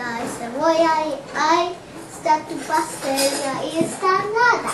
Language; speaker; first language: Spanish; early bilingual, heritage; Spanish